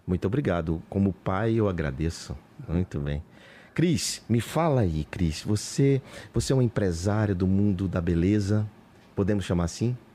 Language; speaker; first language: Portuguese; native; Portuguese